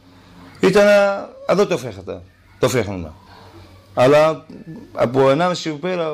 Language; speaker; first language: Greek; non-native, learner; Kurdish